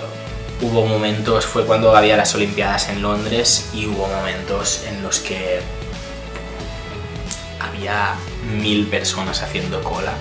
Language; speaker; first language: Spanish; early bilingual, other home language; Italian